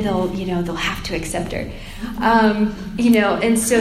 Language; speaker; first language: English; native; English